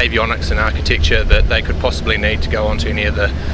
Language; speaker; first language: English; native; English